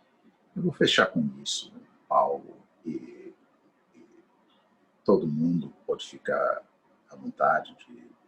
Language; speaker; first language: Portuguese; non-native, fluent; English